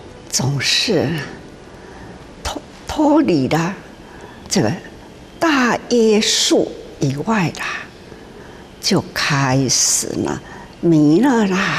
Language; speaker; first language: Chinese; non-native, local second language; Min Nan Chinese